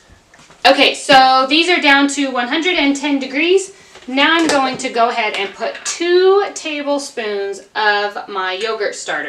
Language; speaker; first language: English; native; English